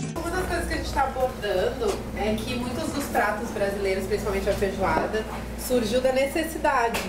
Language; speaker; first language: Portuguese; native; Portuguese